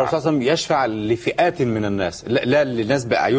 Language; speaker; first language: Arabic; native; Arabic